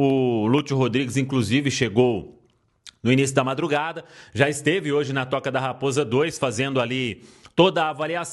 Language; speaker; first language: Portuguese; native; Portuguese